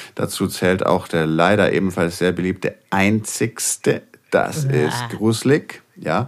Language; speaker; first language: German; native; German